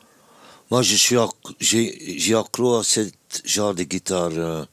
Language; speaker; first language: French; non-native, local second language; Dutch